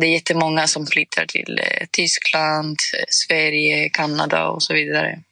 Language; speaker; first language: Swedish; non-native, fluent; Greek